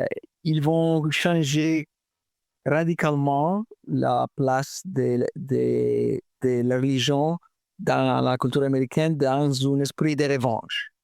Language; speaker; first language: French; non-native, fluent; Italian